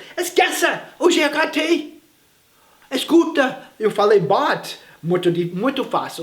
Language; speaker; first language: Portuguese; non-native, fluent; English